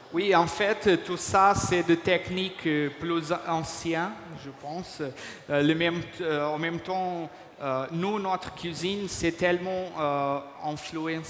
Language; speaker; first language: French; non-native, fluent; Portuguese